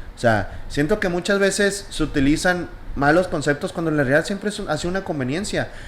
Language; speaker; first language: Spanish; native; Spanish